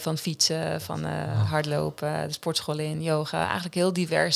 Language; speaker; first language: Dutch; non-native, fluent; Swiss German